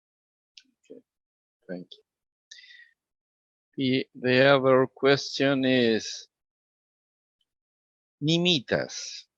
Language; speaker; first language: English; non-native, fluent; Spanish